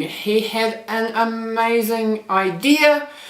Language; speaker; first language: English; native; English